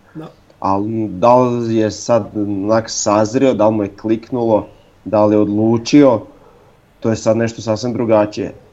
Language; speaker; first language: Croatian; native; Croatian